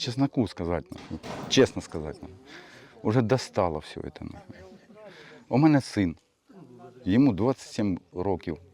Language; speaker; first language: Ukrainian; non-native, local second language; Russian